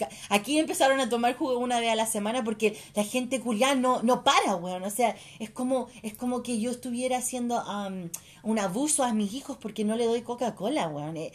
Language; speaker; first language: Spanish; early bilingual, heritage; Spanish